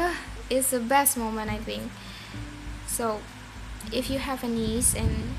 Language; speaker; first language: English; non-native, learner; Indonesian